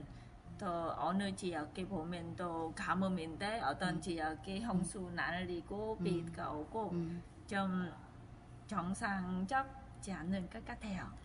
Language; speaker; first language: Korean; non-native, fluent; Vietnamese